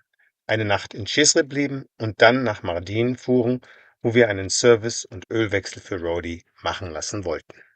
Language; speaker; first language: German; native; German